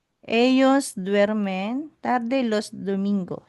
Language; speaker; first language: Spanish; non-native, learner; Filipino